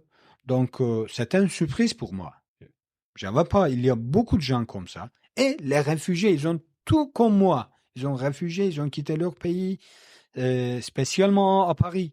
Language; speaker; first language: French; non-native, learner; Kurdish